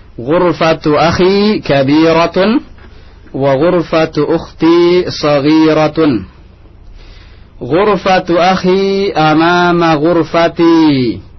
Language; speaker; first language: Arabic; non-native, fluent; Indonesian